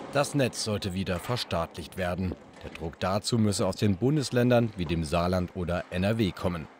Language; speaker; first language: German; native; German